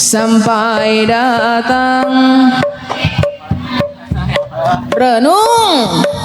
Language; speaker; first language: Indonesian; non-native, local second language; Sundanese